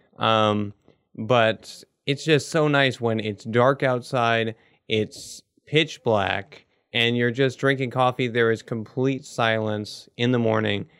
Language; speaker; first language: English; native; English